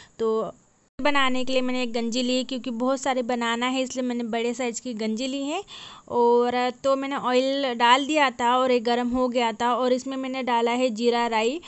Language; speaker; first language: Hindi; non-native, local second language; Marathi